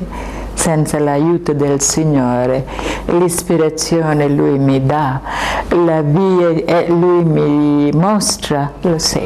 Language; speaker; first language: Italian; non-native, learner; Malayalam